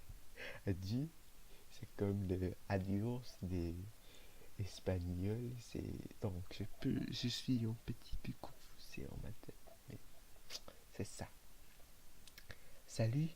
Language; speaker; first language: French; non-native, learner; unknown